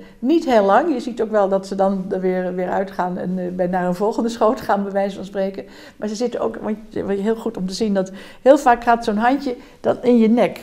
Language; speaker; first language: Dutch; native; Dutch